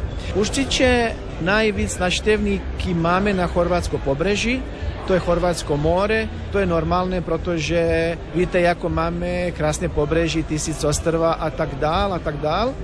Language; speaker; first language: Czech; non-native, learner; Croatian